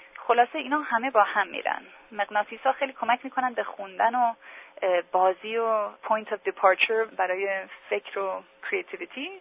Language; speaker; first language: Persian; early bilingual, heritage; English